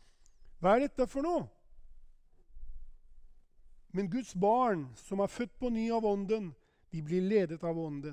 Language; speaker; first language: Norwegian; non-native, fluent; Albanian